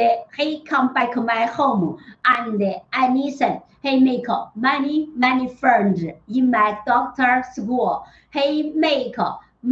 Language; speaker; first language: English; non-native, learner; Chinese